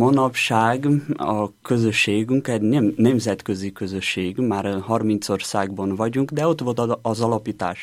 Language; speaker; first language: Hungarian; non-native, learner; Portuguese